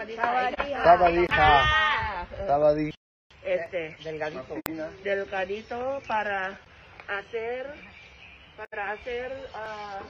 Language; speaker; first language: Spanish; non-native, learner; Thai